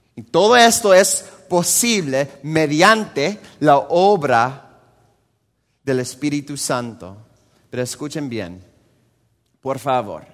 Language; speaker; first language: Spanish; non-native, fluent; English